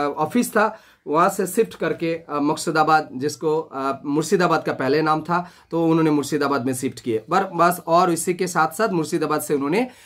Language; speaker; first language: Hindi; non-native, local second language; Bangla